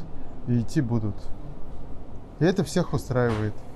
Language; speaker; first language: Russian; native; Russian